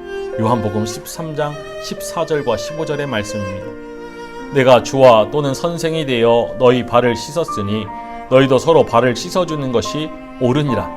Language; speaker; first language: Korean; native; Korean